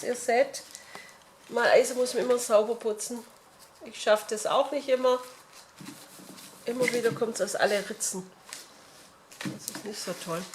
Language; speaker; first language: German; native; German